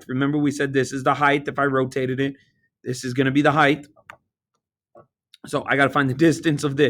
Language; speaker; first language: English; native; English